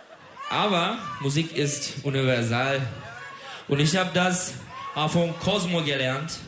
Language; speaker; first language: German; non-native, learner; Turkish